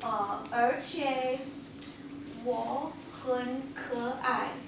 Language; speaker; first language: Chinese; non-native, learner; English